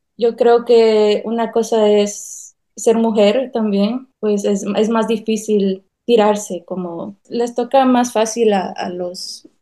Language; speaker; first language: Spanish; early bilingual, heritage; Spanish